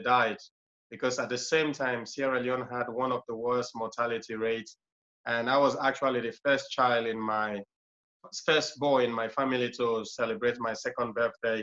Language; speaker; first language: English; non-native, local second language; Krio